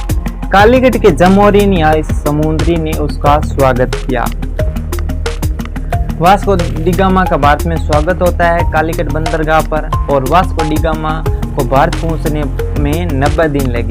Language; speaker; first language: Hindi; native; Hindi